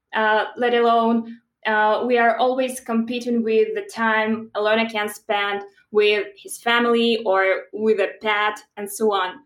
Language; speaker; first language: English; non-native, fluent; Russian